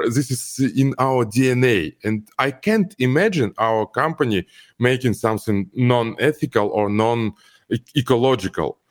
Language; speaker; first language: English; non-native, fluent; Kazakh